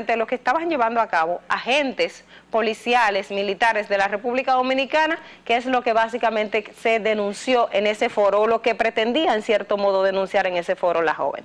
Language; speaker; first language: Spanish; native; Spanish